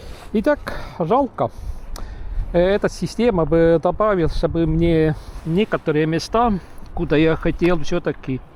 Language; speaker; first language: Russian; non-native, local second language; Estonian